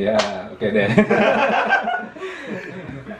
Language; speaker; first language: English; non-native, fluent; Indonesian